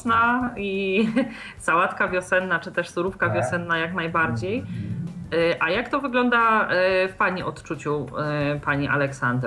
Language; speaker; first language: Polish; native; Polish